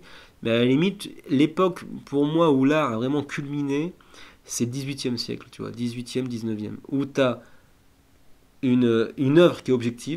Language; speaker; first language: French; native; French